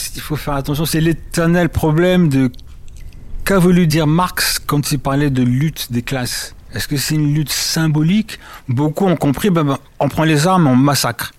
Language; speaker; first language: French; early bilingual, other home language; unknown